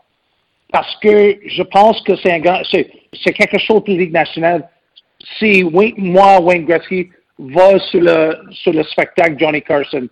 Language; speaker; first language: French; non-native, local second language; English